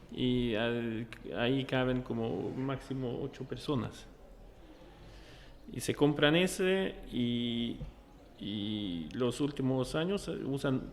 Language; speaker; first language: Spanish; non-native, fluent; Norwegian